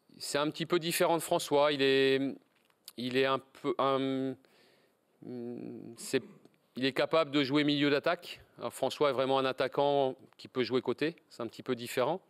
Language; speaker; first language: French; native; French